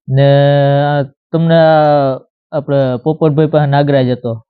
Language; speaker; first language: Gujarati; native; Gujarati